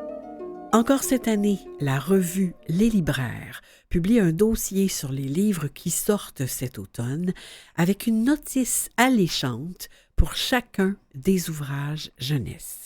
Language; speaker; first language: French; native; French